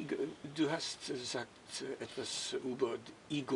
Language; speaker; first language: German; non-native, learner; English